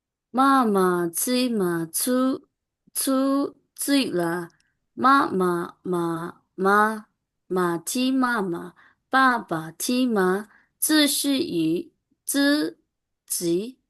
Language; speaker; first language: Chinese; non-native, learner; Burmese